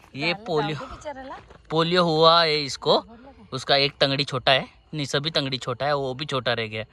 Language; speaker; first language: Hindi; non-native, local second language; Marathi